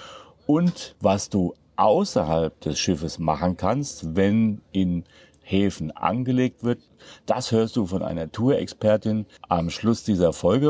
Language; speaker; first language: German; native; German